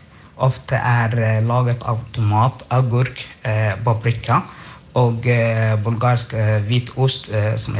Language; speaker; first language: Norwegian; non-native, fluent; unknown